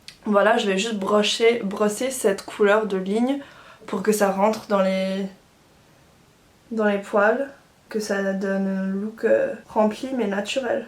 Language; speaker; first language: French; non-native, fluent; English